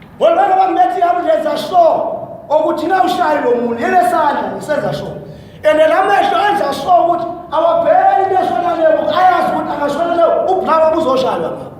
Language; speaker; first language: Zulu; native; Zulu